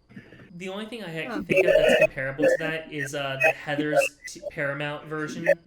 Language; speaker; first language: English; native; English